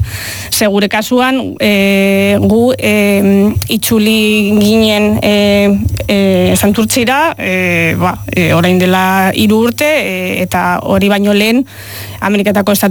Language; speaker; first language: Basque; non-native, local second language; Spanish